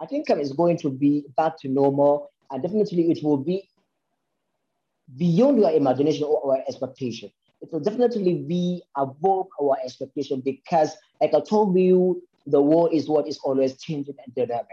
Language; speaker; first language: English; non-native, local second language; Hausa